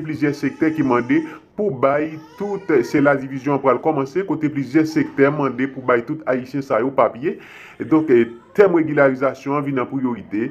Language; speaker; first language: Haitian Creole; native; Haitian Creole